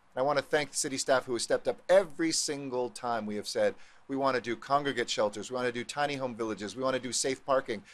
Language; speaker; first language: English; native; English